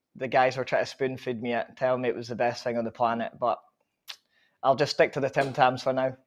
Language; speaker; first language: English; native; English